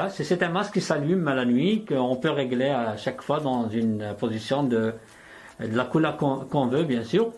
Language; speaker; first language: French; non-native, local second language; Arabic